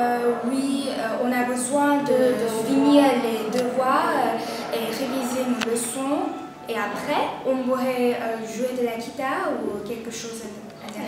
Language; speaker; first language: French; non-native, learner; Chinese